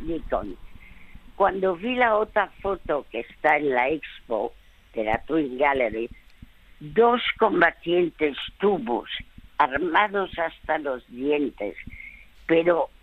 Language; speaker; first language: Spanish; early bilingual, other home language; French